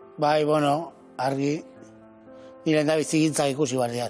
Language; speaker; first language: Basque; native; Basque